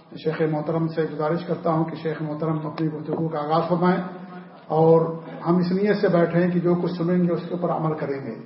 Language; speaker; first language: Urdu; native; Urdu